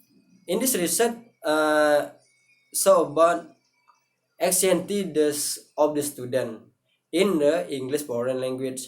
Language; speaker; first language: English; non-native, learner; Indonesian